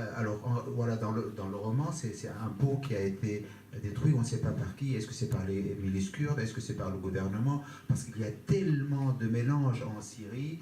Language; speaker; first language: French; non-native, fluent; Kurdish